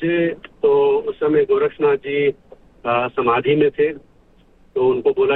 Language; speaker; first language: Hindi; native; Hindi